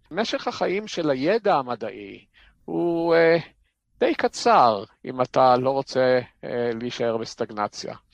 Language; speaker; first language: Hebrew; native; Hebrew